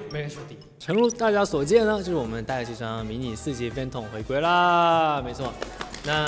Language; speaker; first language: Chinese; native; Chinese